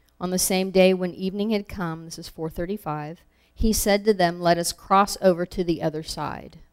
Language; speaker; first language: English; native; English